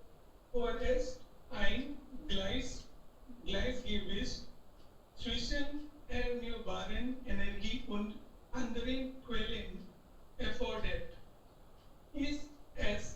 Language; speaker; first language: German; non-native, learner; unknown